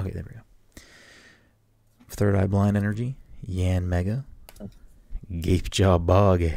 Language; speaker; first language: English; native; English